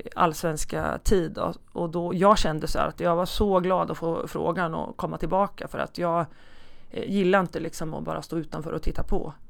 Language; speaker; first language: Swedish; native; Swedish